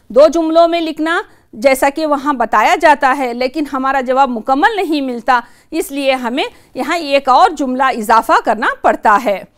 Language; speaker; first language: Urdu; native; Urdu